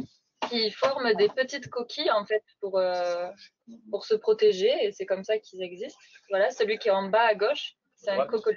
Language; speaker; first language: French; native; French